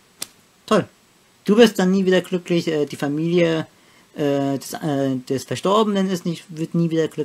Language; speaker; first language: German; native; German